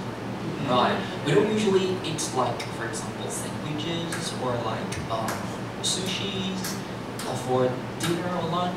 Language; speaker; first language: English; non-native, fluent; Chinese